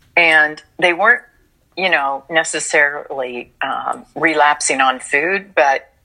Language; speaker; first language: English; native; English